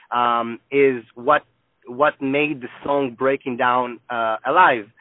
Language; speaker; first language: English; non-native, fluent; Hebrew